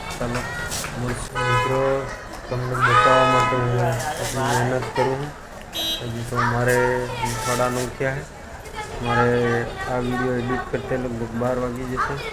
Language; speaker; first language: Gujarati; non-native, local second language; Bhili